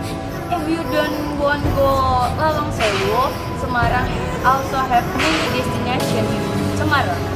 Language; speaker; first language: English; non-native, learner; Indonesian